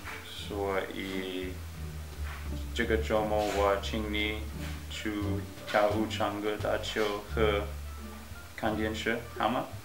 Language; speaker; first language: Chinese; non-native, learner; English